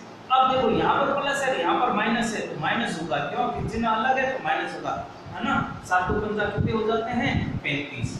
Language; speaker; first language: Hindi; native; Hindi